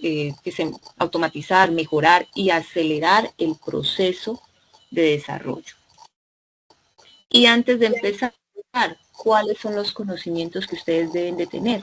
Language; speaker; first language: Spanish; native; Spanish